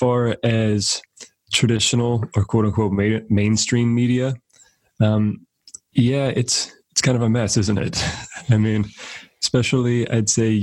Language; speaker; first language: English; native; English